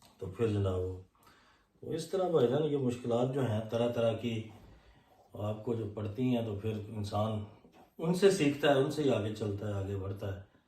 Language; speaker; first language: Urdu; non-native, local second language; Punjabi